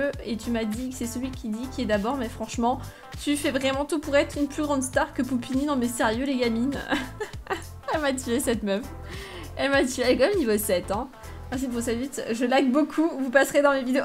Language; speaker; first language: French; native; French